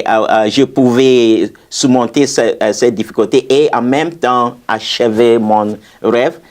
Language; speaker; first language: French; non-native, fluent; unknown